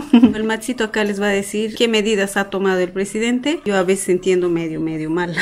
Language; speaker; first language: Spanish; native; Spanish